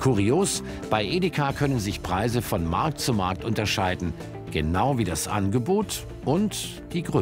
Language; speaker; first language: German; native; German